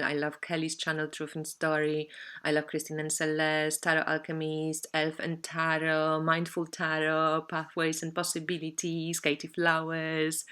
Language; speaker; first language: English; non-native, fluent; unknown